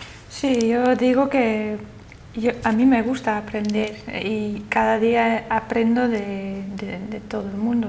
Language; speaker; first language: Spanish; non-native, fluent; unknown